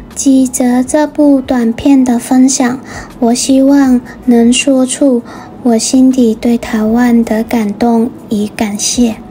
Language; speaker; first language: Chinese; non-native, fluent; Vietnamese